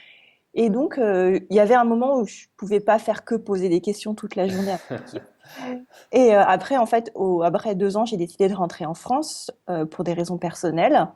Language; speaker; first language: French; native; French